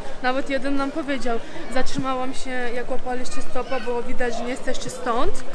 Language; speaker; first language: Polish; non-native, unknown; Uzbek